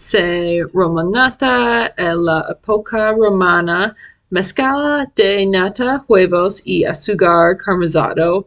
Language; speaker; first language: Spanish; non-native, learner; English